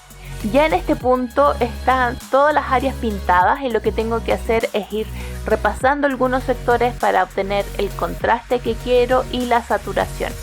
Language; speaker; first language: Spanish; native; Spanish